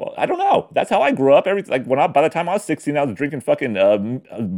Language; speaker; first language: English; native; English